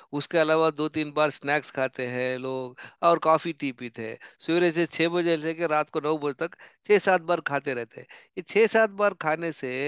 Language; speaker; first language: Hindi; non-native, local second language; Telugu